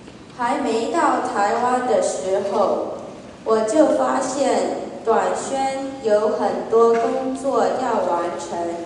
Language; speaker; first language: Chinese; early bilingual, heritage; Chinese